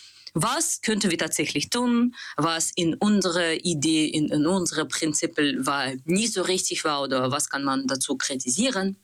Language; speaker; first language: German; non-native, learner; Russian